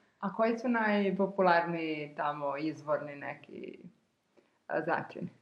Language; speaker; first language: Serbian; native; Serbian